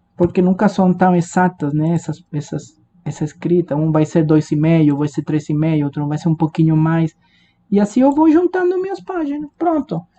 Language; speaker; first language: Portuguese; non-native, fluent; Spanish